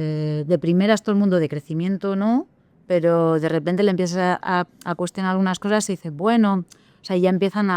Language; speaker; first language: Spanish; native; Spanish